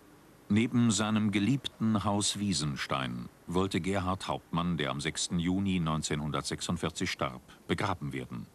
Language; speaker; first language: German; native; German